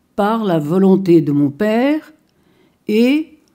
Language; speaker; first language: French; native; French